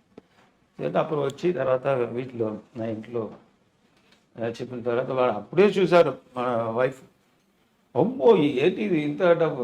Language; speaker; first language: Telugu; non-native, local second language; Tamil